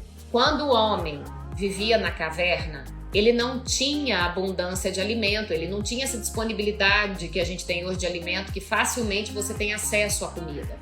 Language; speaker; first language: Portuguese; native; Portuguese